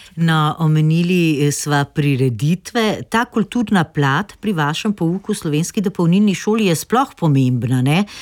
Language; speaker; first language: Slovenian; native; Slovenian